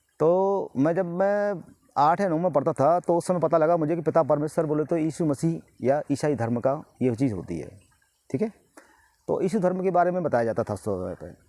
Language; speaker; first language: Hindi; native; Hindi